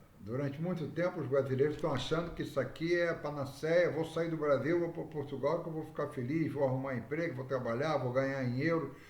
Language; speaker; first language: Portuguese; native; Portuguese